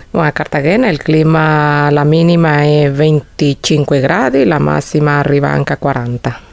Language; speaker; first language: Italian; non-native, fluent; Spanish